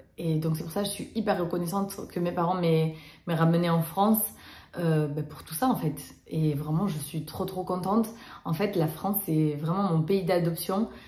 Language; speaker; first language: French; early bilingual, other home language; Romanian